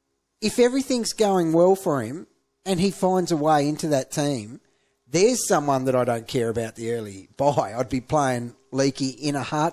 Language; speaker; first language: English; native; English